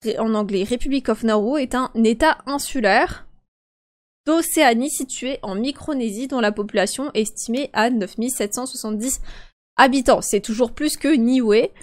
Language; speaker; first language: French; early bilingual, other home language; Polish